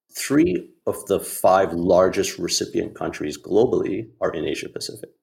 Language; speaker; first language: English; non-native, local second language; Hindi